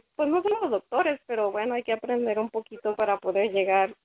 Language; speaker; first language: Spanish; native; Spanish